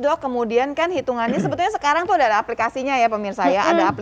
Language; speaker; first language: Indonesian; native; Indonesian